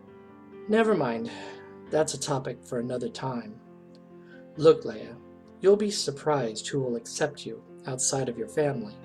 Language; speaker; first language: English; native; English